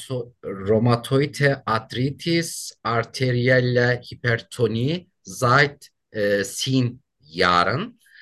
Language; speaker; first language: German; non-native, learner; Turkish